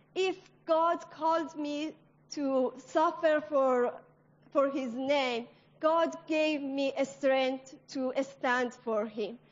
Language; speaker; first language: English; non-native, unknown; Persian